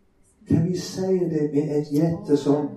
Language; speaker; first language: Swedish; non-native, fluent; English